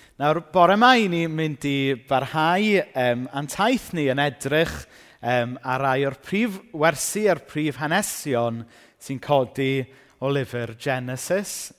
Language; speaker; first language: Welsh; native; Welsh